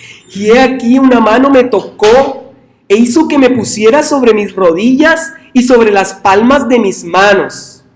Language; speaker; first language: Spanish; native; Spanish